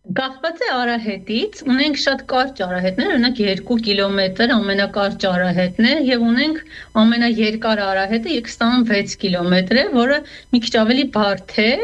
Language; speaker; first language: Armenian; native; Armenian